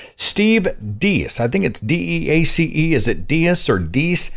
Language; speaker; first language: English; native; English